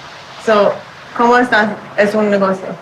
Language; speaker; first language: Spanish; non-native, learner; English